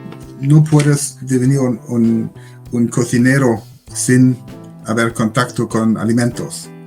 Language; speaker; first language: Spanish; non-native, learner; German